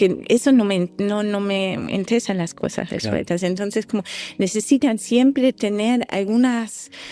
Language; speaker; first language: Spanish; non-native, fluent; German